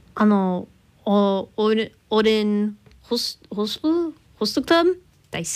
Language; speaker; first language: Japanese; non-native, learner; English